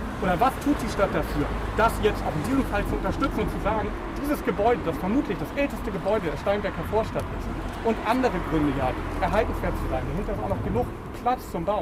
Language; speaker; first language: German; native; German